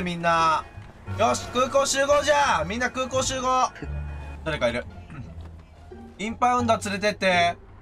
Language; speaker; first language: Japanese; native; Japanese